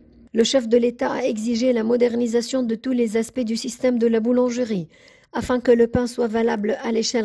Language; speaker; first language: French; non-native, fluent; Arabic